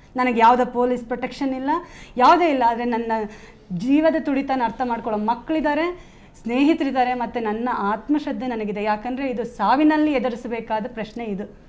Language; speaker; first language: Kannada; native; Kannada